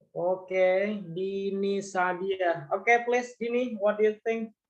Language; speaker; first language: English; non-native, fluent; Indonesian